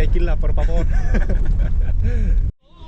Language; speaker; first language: Spanish; non-native, learner; Korean